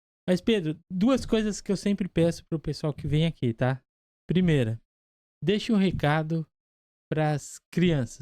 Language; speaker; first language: Portuguese; native; Portuguese